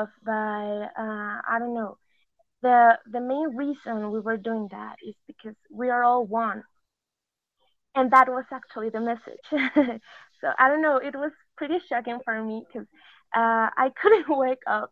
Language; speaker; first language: English; non-native, fluent; Spanish